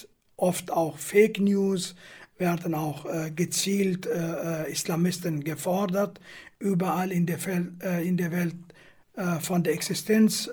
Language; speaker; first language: German; non-native, fluent; Kurdish